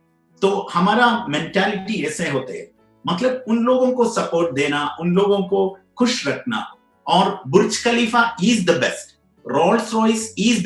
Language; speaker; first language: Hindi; non-native, local second language; Malayalam